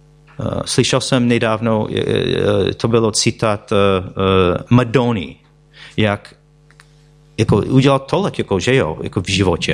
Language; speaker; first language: Czech; non-native, fluent; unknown